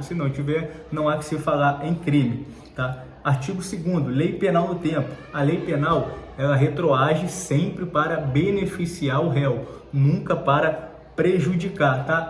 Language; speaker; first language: Portuguese; native; Portuguese